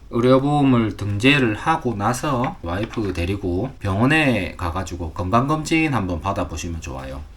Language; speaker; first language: Korean; native; Korean